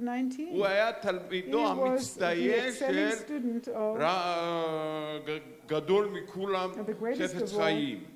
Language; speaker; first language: Hebrew; non-native, fluent; Georgian